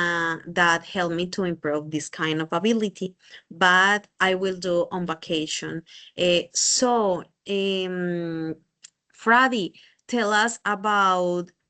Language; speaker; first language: English; non-native, learner; Spanish